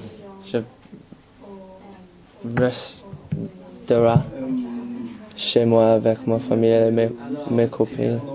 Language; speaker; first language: French; non-native, learner; English